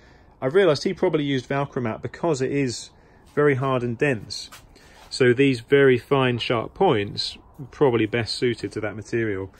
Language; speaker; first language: English; native; English